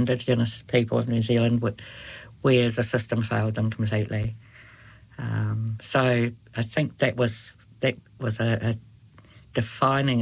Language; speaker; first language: English; native; English